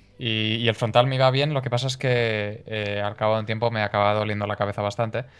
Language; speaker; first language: Spanish; non-native, fluent; Hungarian